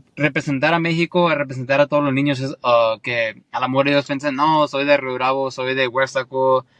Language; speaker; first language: Spanish; early bilingual, heritage; Spanish